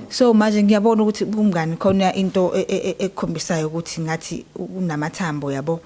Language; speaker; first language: Zulu; native; Zulu